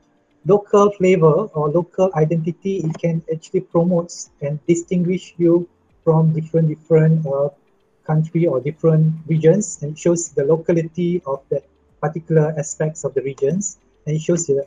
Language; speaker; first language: English; non-native, local second language; Malay